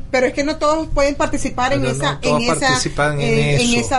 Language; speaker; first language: Spanish; native; Spanish